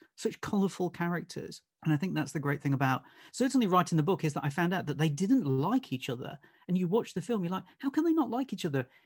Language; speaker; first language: English; native; English